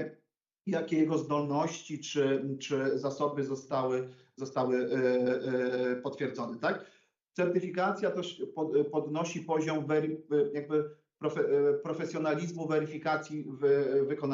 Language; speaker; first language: Polish; native; Polish